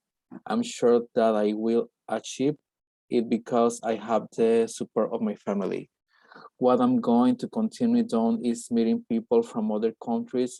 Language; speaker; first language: English; non-native, learner; Spanish